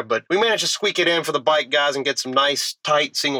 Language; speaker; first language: English; native; English